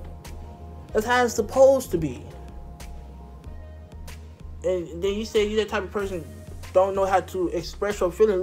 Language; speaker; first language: English; native; English